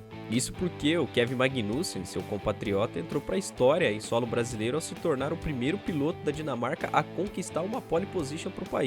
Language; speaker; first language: Portuguese; native; Portuguese